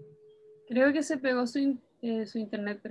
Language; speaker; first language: Spanish; native; Spanish